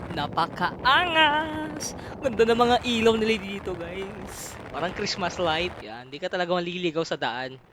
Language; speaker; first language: Filipino; non-native, local second language; Iloko